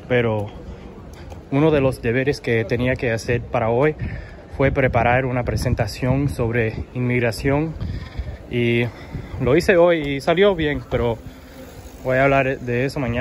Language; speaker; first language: Spanish; early bilingual, heritage; English